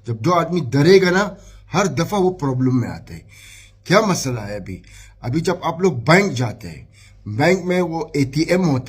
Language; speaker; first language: Hindi; non-native, fluent; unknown